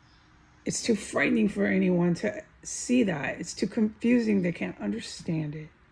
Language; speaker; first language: English; native; English